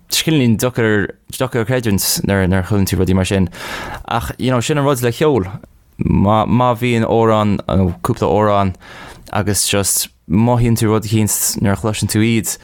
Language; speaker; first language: Irish; non-native, local second language; English